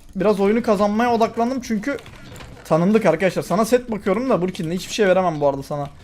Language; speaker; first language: Turkish; native; Turkish